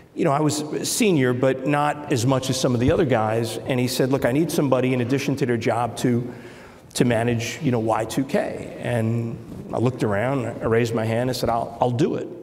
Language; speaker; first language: English; native; English